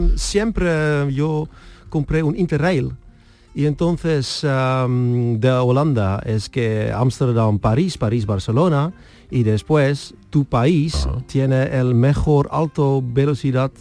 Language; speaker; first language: Spanish; non-native, learner; Dutch